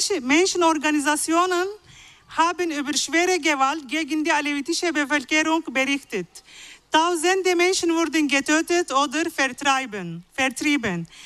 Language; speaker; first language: German; non-native, fluent; Arabic